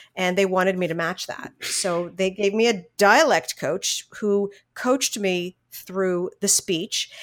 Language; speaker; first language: English; native; English